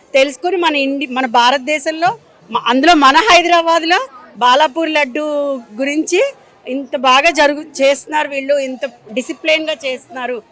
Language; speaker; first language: Telugu; native; Telugu